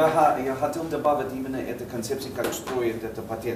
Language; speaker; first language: Russian; non-native, learner; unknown